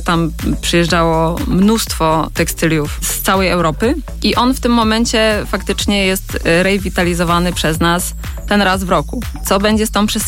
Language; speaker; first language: Polish; native; Polish